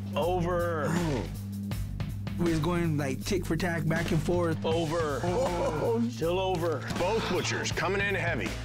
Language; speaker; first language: English; native; English